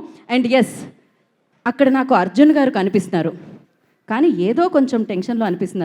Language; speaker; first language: Telugu; native; Telugu